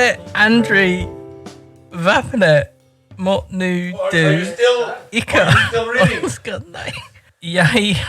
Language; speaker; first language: Norwegian; non-native, learner; English